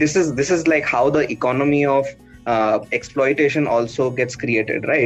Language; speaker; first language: English; non-native, local second language; Odia